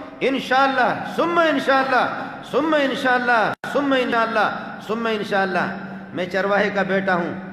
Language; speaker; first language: Urdu; non-native, local second language; Baluchi